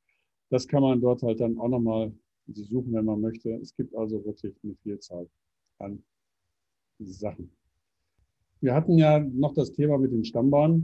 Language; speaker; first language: German; native; German